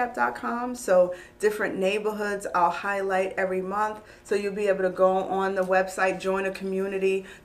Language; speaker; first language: English; native; English